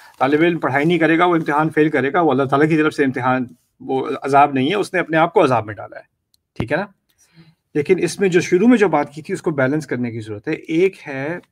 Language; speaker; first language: Urdu; native; Urdu